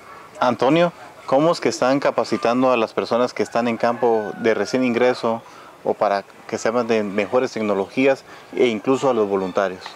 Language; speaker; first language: Spanish; native; Spanish